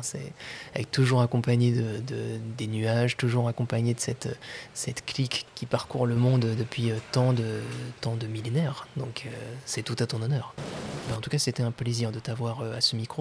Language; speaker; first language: French; native; French